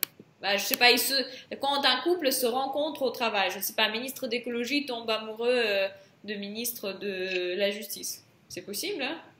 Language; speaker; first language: French; non-native, fluent; Russian